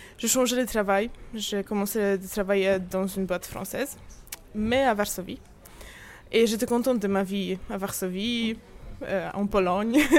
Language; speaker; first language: French; non-native, fluent; Polish